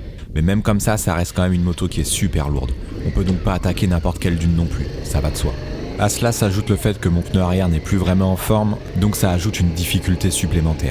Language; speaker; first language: French; native; French